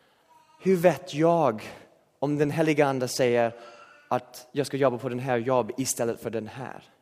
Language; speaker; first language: Swedish; non-native, fluent; English